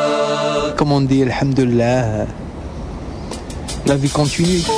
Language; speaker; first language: French; non-native, local second language; Arabic